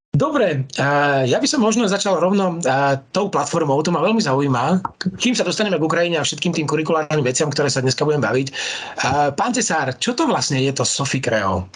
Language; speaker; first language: Slovak; native; Slovak